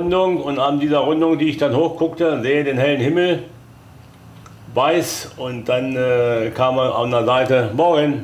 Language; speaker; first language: German; native; German